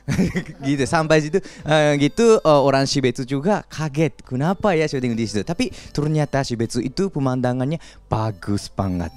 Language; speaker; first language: Indonesian; non-native, fluent; Japanese